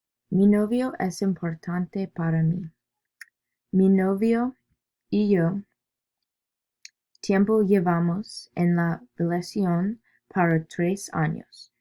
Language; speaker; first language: Spanish; non-native, learner; English